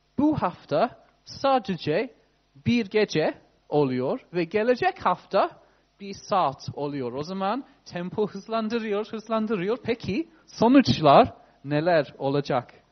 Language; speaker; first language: Turkish; non-native, fluent; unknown